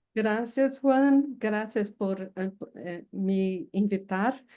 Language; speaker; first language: Spanish; non-native, fluent; Portuguese